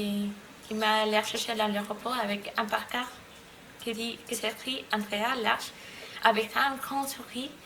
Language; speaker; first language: French; non-native, learner; Spanish